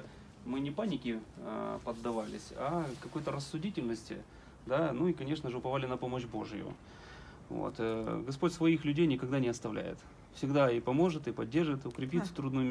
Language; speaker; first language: Russian; native; Russian